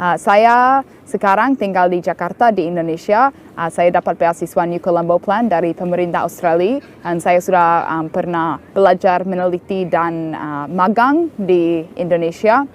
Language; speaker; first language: Indonesian; non-native, fluent; English